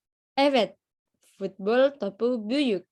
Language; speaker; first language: Turkish; non-native, fluent; Indonesian